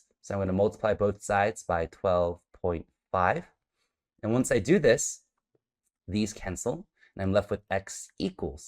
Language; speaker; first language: English; native; English